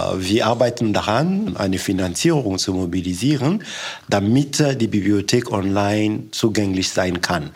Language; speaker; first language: German; non-native, fluent; Lingala